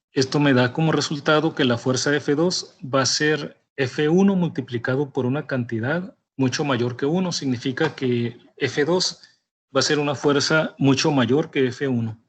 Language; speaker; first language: Spanish; native; Spanish